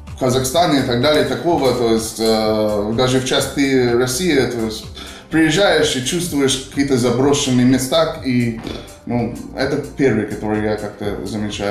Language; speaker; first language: Russian; non-native, fluent; English